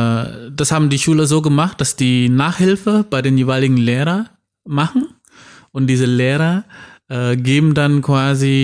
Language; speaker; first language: German; non-native, fluent; Indonesian